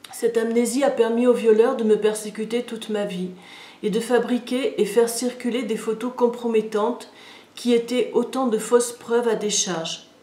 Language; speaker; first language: French; native; French